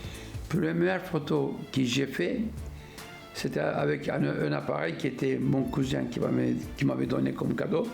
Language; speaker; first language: French; non-native, fluent; Turkish